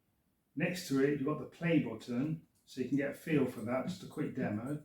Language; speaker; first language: English; native; English